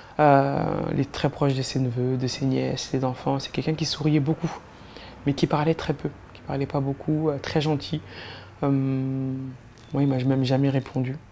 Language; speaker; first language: French; native; French